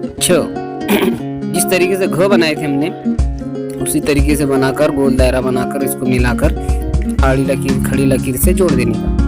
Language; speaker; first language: Hindi; native; Hindi